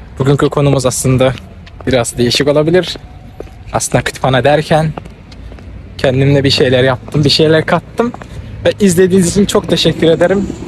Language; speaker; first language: Turkish; non-native, fluent; Kyrgyz